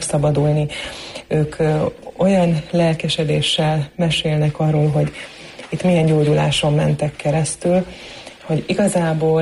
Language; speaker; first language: Hungarian; non-native, local second language; Croatian